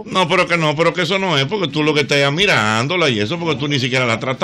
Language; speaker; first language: Spanish; native; Spanish